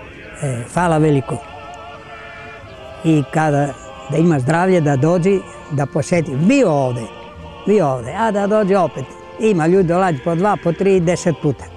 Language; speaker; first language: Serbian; non-native, local second language; Greek